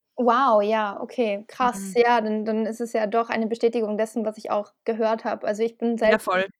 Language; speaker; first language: German; native; German